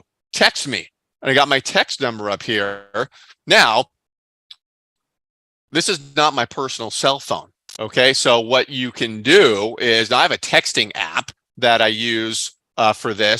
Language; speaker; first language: English; native; English